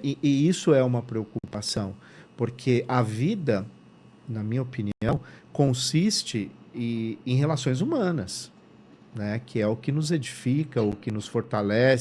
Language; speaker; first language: Portuguese; native; Portuguese